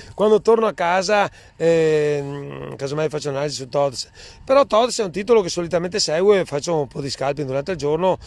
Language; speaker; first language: Italian; native; Italian